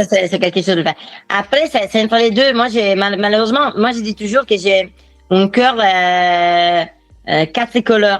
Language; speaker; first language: French; non-native, fluent; Italian